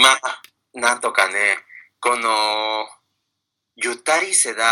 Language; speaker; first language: Japanese; non-native, fluent; Spanish